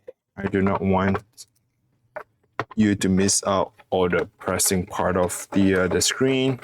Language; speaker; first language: English; non-native, fluent; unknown